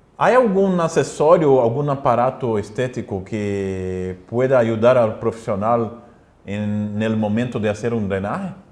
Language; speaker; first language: Spanish; non-native, learner; Portuguese